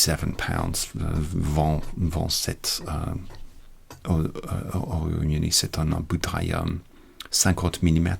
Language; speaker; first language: French; non-native, learner; English